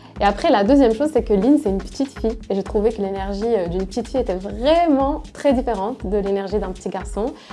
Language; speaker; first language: French; non-native, local second language; Arabic